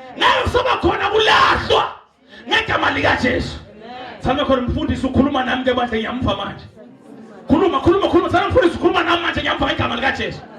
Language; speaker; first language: Zulu; non-native, local second language; Swati